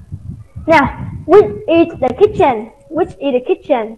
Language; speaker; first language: English; non-native, fluent; Vietnamese